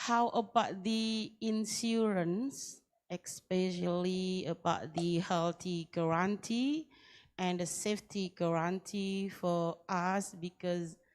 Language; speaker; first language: English; non-native, learner; Indonesian